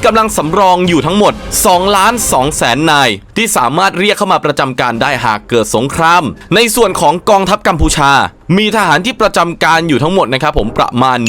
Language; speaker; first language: Thai; native; Thai